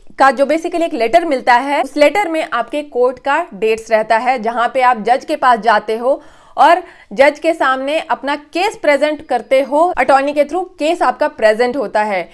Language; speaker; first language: Hindi; native; Hindi